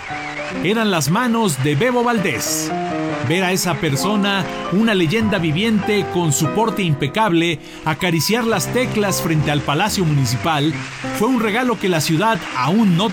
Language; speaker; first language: Spanish; native; Spanish